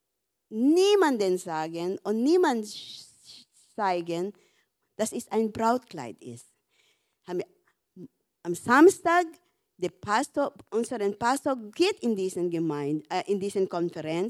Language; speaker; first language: German; non-native, learner; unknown